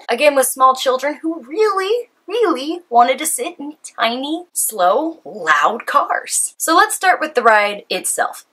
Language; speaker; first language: English; native; English